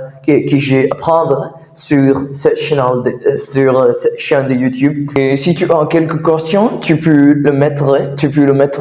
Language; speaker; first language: French; non-native, learner; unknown